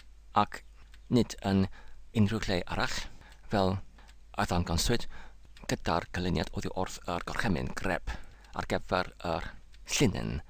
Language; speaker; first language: Welsh; non-native, learner; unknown